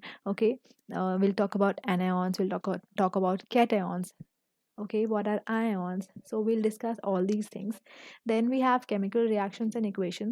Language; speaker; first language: English; non-native, local second language; Hindi